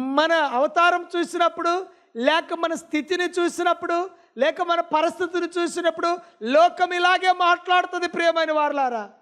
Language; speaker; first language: Telugu; non-native, local second language; Lambadi